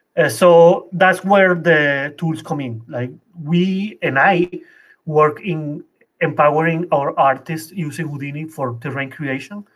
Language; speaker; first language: English; non-native, fluent; Spanish